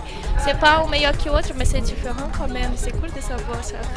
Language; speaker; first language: French; non-native, learner; Portuguese